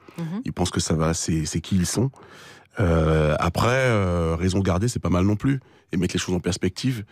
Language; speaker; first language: French; native; French